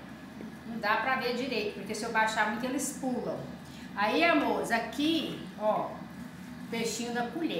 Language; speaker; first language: Portuguese; native; Portuguese